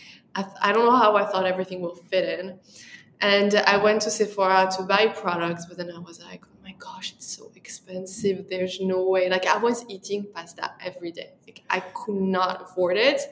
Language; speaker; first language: English; non-native, fluent; French